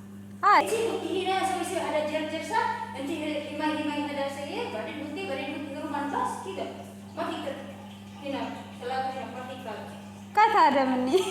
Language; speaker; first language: Arabic; non-native, learner; Amharic